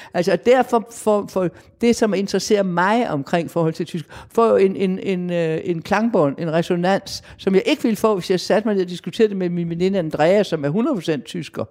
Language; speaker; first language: Danish; native; Danish